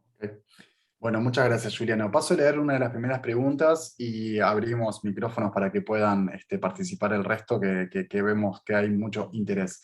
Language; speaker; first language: Spanish; native; Spanish